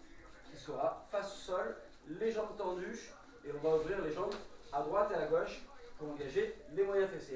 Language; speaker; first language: French; native; French